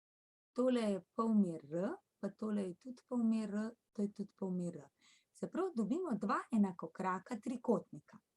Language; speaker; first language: Slovenian; native; Slovenian